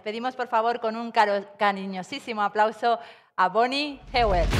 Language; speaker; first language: Spanish; native; Spanish